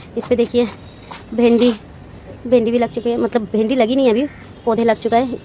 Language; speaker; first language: Hindi; non-native, local second language; Bangla